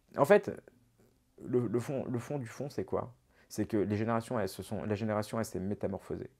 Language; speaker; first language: French; native; French